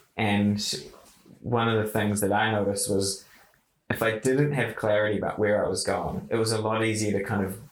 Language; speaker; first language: English; native; English